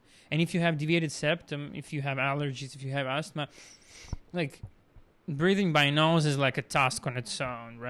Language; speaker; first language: English; non-native, fluent; Russian